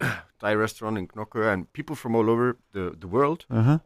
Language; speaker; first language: English; non-native, fluent; Icelandic